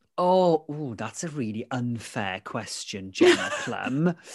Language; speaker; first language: English; non-native, local second language; Welsh